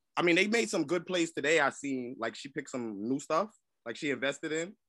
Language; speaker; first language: English; native; English